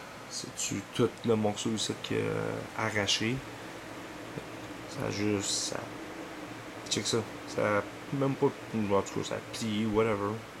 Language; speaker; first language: French; native; French